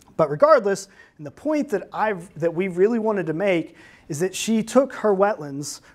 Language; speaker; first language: English; native; English